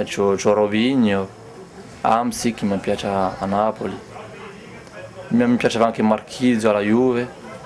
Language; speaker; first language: Italian; non-native, fluent; French